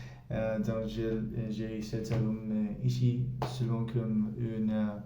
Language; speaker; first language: French; non-native, learner; Spanish